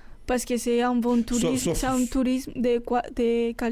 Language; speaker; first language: French; non-native, fluent; Spanish